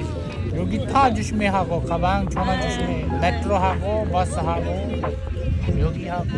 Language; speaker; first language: Korean; non-native, learner; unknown